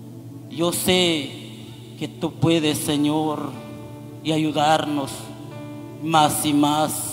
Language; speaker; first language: Spanish; non-native, local second language; Kʼicheʼ